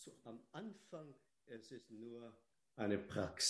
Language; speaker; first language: German; non-native, fluent; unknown